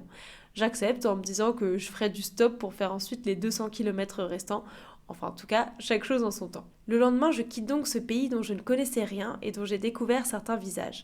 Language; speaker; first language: French; native; French